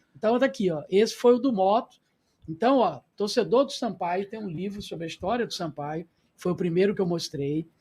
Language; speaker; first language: Portuguese; native; Portuguese